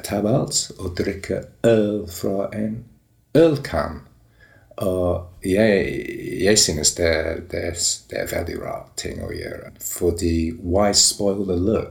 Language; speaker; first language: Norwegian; non-native, learner; English